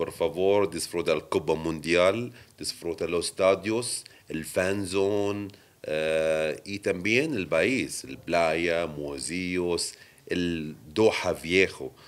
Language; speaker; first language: Spanish; non-native, learner; Arabic